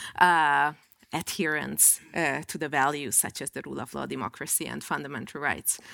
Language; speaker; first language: English; non-native, fluent; Hungarian